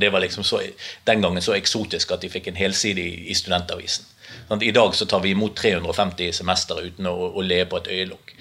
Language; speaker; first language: Norwegian; native; Norwegian